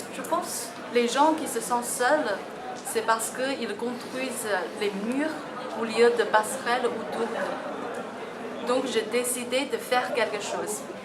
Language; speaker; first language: French; non-native, fluent; Chinese